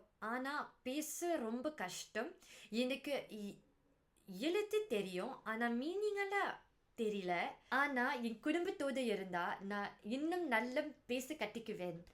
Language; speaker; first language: Tamil; early bilingual, heritage; Tamil